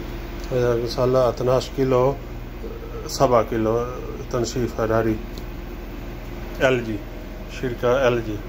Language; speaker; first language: Arabic; non-native, learner; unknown